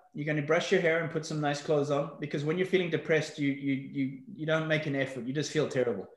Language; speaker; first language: English; native; English